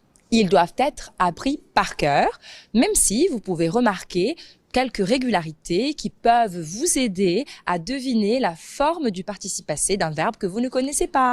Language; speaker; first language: French; native; French